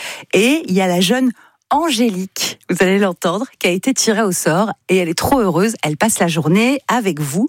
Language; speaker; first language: French; native; French